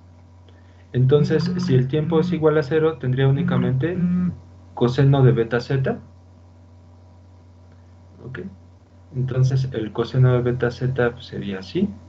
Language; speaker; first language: Spanish; native; Spanish